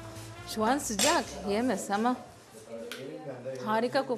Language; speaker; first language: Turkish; non-native, learner; Korean